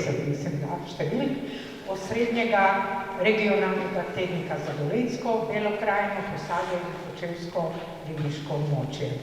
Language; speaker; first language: Slovenian; native; Slovenian